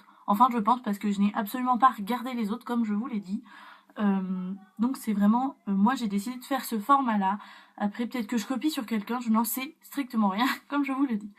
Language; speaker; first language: French; native; French